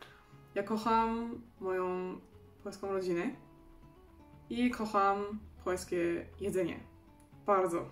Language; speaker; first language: Polish; early bilingual, heritage; Polish